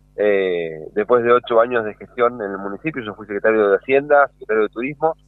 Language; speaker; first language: Spanish; native; Spanish